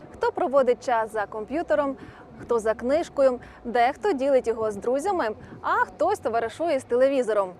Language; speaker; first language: Ukrainian; native; Ukrainian